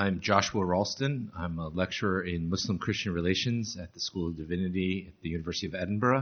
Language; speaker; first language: English; native; English